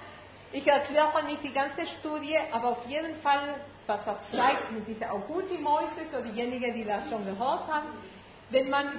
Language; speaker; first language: German; non-native, fluent; Spanish